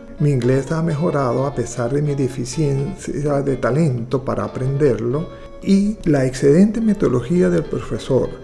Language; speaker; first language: Spanish; native; Spanish